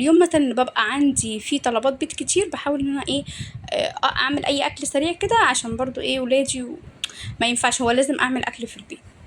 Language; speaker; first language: Arabic; native; Arabic